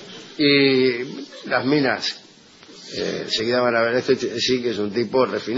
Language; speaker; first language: Spanish; native; Spanish